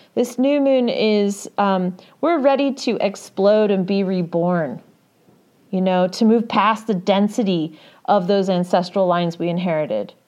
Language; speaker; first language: English; native; English